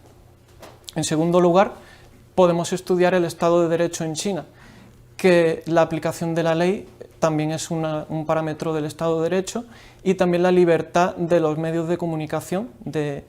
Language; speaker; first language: Spanish; native; Spanish